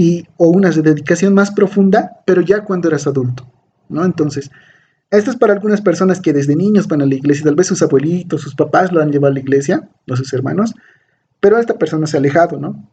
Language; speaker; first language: Spanish; native; Spanish